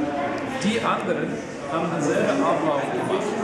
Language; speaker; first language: German; non-native, learner; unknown